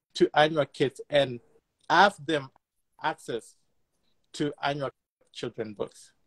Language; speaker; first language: English; non-native, fluent; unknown